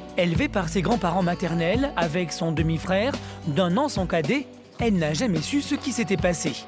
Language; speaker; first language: French; native; French